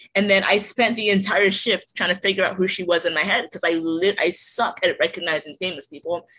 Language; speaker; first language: English; native; English